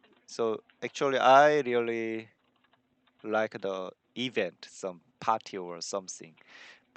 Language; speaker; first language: English; non-native, learner; Korean